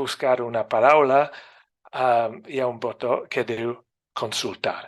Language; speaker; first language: Catalan; non-native, fluent; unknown